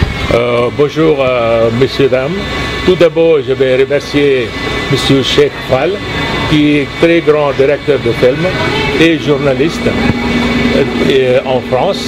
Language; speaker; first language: French; non-native, fluent; Punjabi